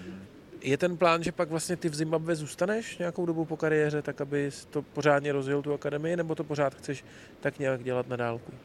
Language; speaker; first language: Czech; native; Czech